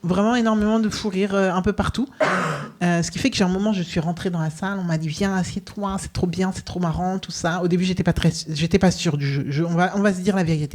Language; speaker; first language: French; native; French